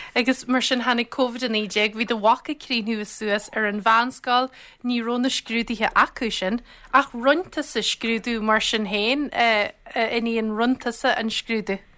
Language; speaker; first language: Irish; native; Irish